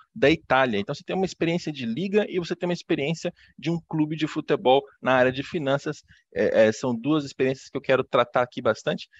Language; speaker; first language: Portuguese; native; Portuguese